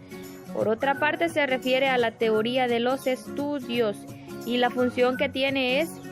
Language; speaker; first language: Spanish; native; Spanish